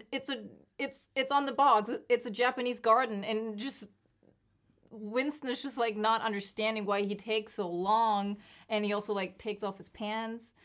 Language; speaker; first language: English; non-native, fluent; German